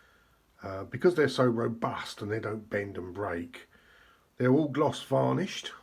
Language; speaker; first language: English; native; English